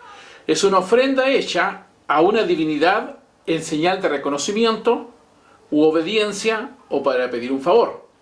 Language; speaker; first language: Spanish; native; Spanish